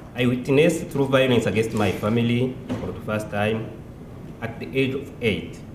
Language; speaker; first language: English; non-native, local second language; Kinyarwanda